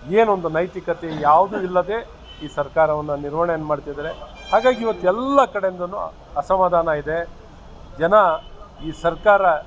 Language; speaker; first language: Kannada; native; Kannada